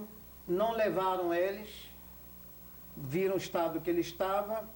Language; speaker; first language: Portuguese; non-native, fluent; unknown